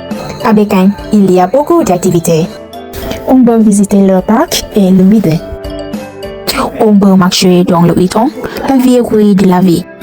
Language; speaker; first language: French; non-native, learner; Vietnamese